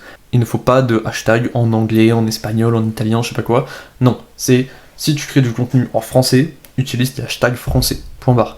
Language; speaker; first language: French; native; French